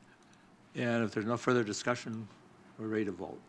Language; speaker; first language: English; native; English